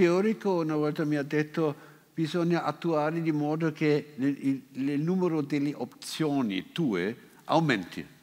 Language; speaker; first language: Italian; non-native, fluent; German